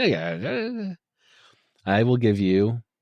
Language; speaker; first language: English; native; English